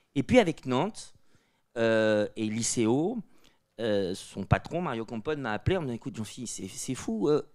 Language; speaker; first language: French; native; French